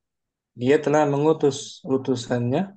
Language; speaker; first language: Indonesian; native; Indonesian